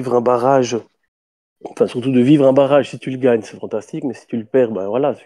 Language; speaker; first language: French; native; French